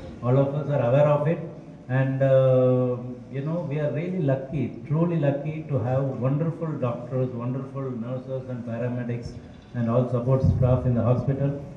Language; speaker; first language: English; non-native, local second language; Tamil